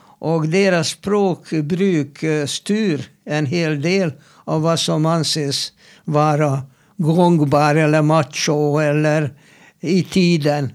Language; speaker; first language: Swedish; non-native, fluent; Hungarian